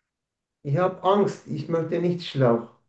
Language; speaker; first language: German; non-native, learner; Turkish